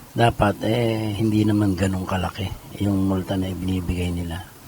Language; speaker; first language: Filipino; native; Filipino